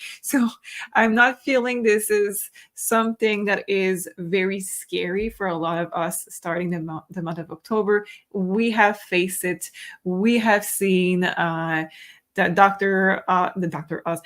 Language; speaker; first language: English; non-native, fluent; French